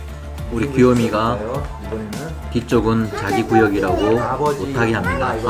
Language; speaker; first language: Korean; native; Korean